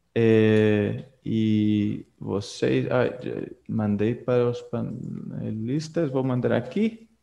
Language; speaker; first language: Portuguese; non-native, fluent; Spanish